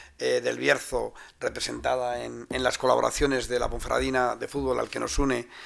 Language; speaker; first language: Spanish; native; Spanish